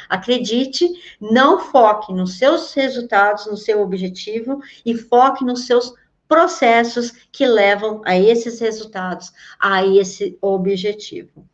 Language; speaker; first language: Portuguese; native; Portuguese